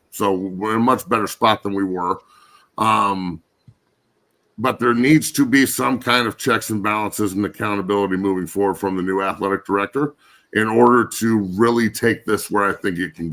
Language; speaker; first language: English; native; English